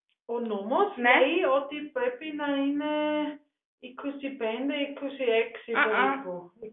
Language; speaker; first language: Greek; non-native, learner; German